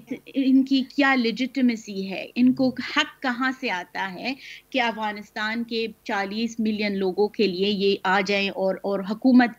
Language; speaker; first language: Hindi; non-native, fluent; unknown